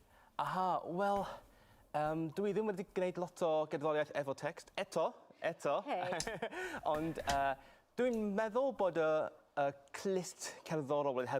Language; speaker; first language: Welsh; non-native, fluent; Cantonese